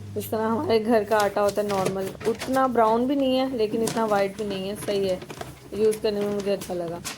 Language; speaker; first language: Urdu; native; Urdu